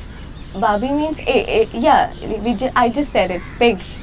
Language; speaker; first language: English; non-native, local second language; Hindi